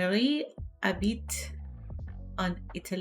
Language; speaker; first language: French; non-native, learner; English